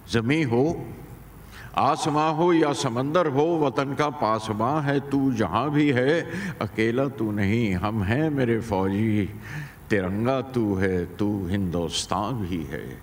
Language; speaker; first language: Hindi; native; Hindi